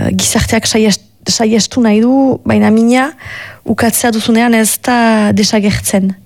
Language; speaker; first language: Basque; native; Basque